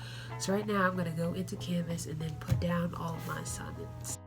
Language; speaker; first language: English; native; English